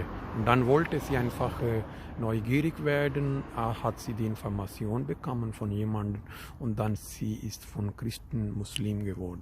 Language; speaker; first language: German; non-native, fluent; Urdu